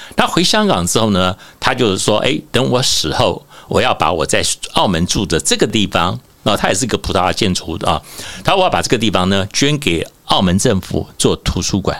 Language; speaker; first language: Chinese; native; Chinese